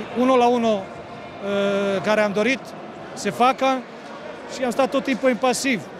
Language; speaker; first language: Romanian; non-native, fluent; Serbian